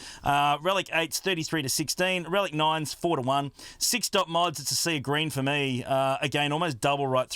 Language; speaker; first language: English; native; English